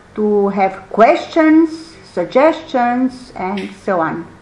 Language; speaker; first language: English; non-native, fluent; Romanian